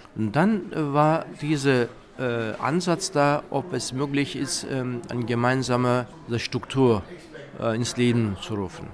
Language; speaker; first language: German; non-native, fluent; Turkish